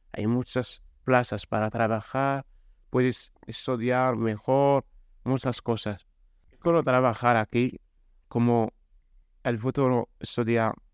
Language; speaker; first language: Spanish; non-native, learner; Arabic